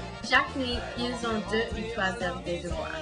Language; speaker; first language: French; non-native, learner; English